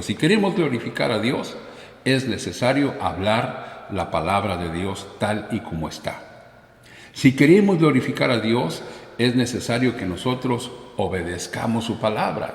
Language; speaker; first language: Spanish; native; Spanish